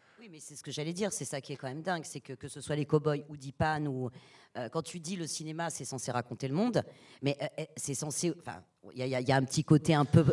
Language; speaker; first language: French; native; French